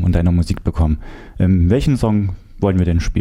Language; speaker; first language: German; native; German